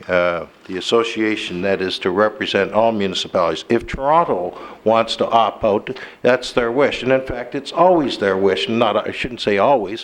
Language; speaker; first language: English; native; English